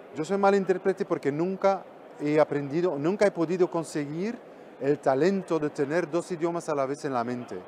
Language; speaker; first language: Spanish; non-native, fluent; Dutch